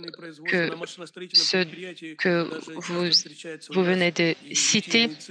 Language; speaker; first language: French; non-native, fluent; Russian